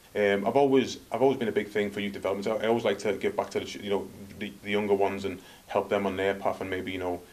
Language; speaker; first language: English; native; English